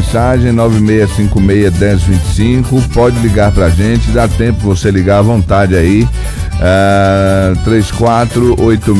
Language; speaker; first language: Portuguese; native; Portuguese